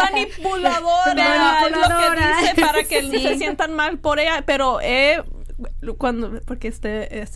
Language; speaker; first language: Spanish; early bilingual, heritage; Spanish